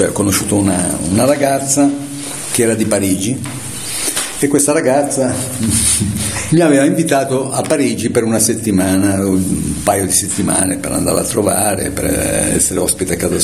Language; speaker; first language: Italian; native; Italian